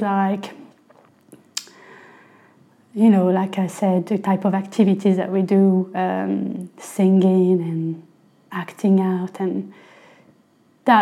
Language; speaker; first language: English; non-native, fluent; French